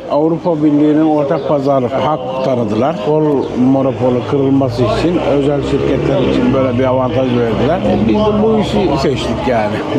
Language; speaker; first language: Turkish; non-native, local second language; Kurdish